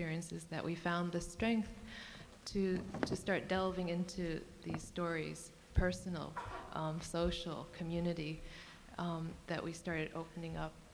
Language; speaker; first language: English; early bilingual, other home language; Cantonese